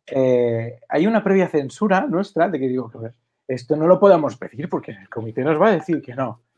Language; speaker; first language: Spanish; non-native, local second language; Catalan